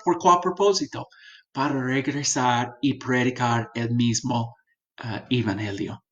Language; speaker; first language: Spanish; non-native, fluent; English